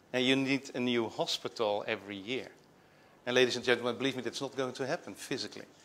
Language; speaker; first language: English; non-native, fluent; Dutch